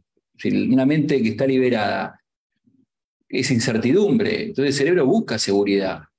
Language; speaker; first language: Spanish; native; Spanish